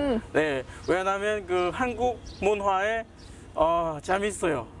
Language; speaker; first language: Korean; non-native, learner; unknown